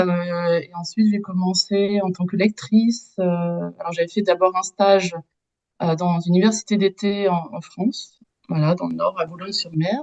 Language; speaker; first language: French; native; French